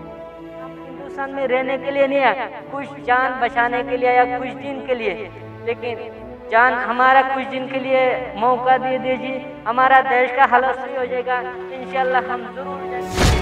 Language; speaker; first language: Hindi; non-native, learner; Rohingya